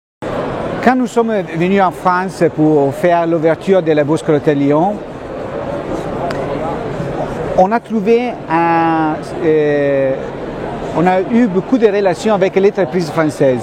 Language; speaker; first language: French; non-native, fluent; Italian